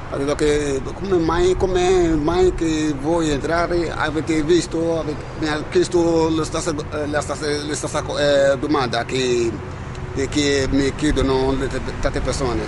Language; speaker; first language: Italian; non-native, learner; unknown